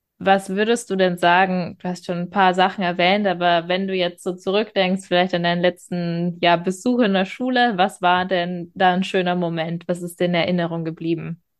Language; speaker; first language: German; native; German